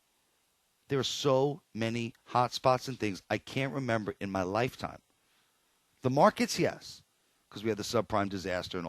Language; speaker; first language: English; native; English